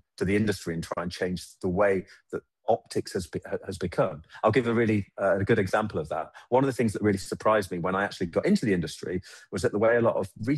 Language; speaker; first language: English; native; English